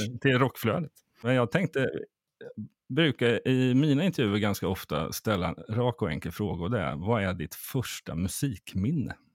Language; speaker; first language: Swedish; native; Swedish